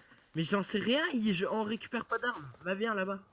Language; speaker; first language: French; native; French